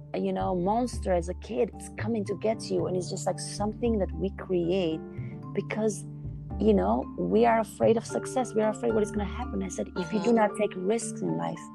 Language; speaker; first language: English; non-native, fluent; Albanian